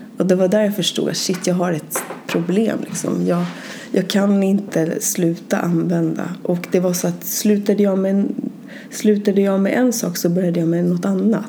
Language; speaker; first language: Swedish; early bilingual, other home language; Spanish